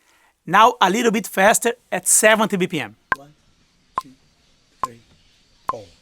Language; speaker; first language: English; non-native, fluent; Portuguese